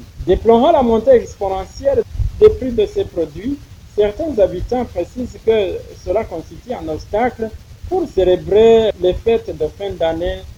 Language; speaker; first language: French; non-native, local second language; Rundi